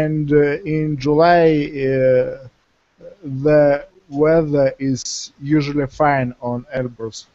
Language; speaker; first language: English; non-native, fluent; Russian